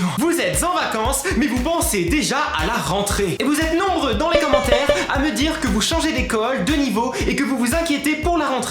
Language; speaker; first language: French; native; French